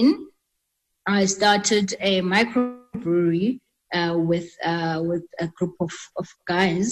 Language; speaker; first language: English; non-native, local second language; Xhosa